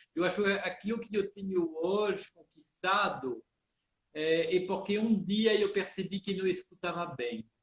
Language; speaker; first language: Portuguese; early bilingual, heritage; Portuguese